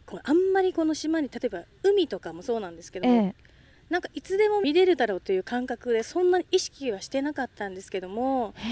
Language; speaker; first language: Japanese; native; Japanese